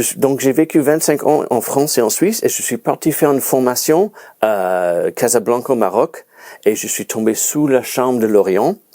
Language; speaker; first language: French; non-native, fluent; English